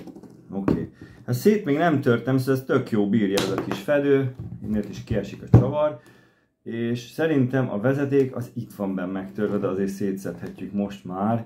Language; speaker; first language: Hungarian; native; Hungarian